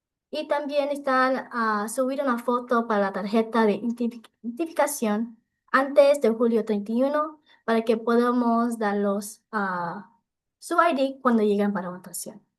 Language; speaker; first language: Spanish; non-native, local second language; English